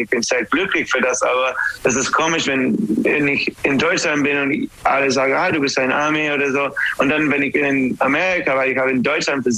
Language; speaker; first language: German; non-native, learner; English